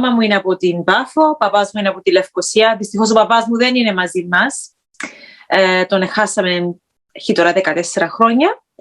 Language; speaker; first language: Greek; early bilingual, heritage; Greek